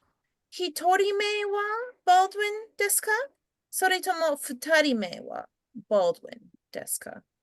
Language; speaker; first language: Japanese; non-native, fluent; English